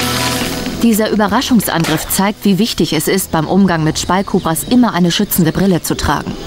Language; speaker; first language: German; native; German